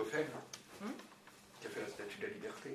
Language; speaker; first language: French; native; French